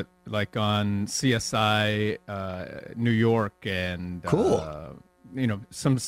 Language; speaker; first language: English; native; English